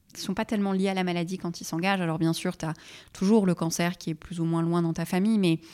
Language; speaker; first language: French; non-native, local second language; Arabic